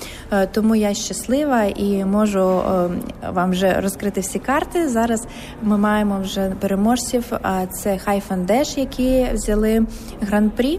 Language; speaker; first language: Ukrainian; native; Ukrainian